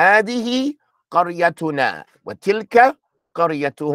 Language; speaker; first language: Arabic; non-native, fluent; English